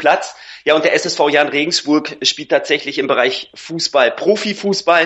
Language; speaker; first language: German; native; German